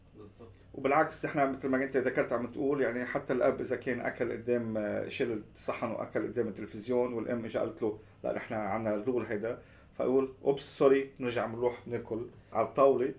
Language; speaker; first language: Arabic; native; Arabic